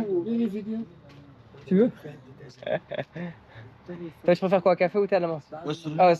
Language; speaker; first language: French; native; French